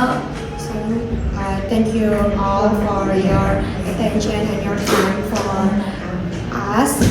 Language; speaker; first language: English; non-native, learner; Indonesian